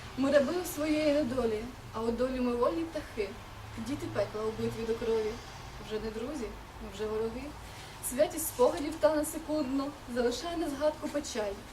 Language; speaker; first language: Ukrainian; non-native, local second language; Russian